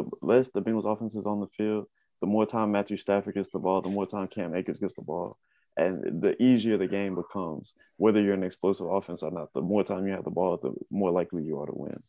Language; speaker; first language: English; native; English